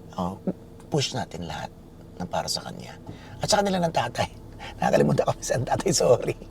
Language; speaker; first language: Filipino; native; Filipino